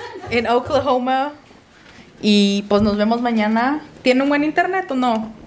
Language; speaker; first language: Spanish; early bilingual, heritage; Spanish